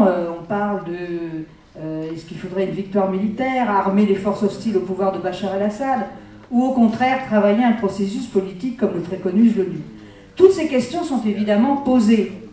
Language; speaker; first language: French; native; French